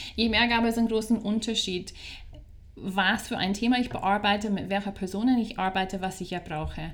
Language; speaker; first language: German; non-native, fluent; English